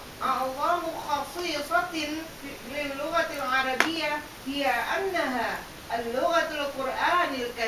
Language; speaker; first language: Arabic; non-native, learner; Indonesian